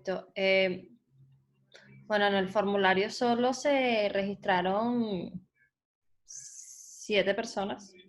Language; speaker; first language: Spanish; native; Spanish